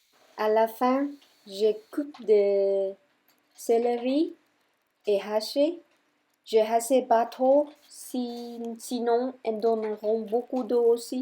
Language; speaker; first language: French; non-native, fluent; Vietnamese